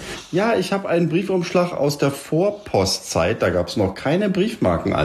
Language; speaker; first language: German; native; German